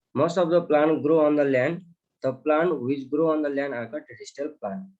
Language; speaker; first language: English; non-native, local second language; Nepali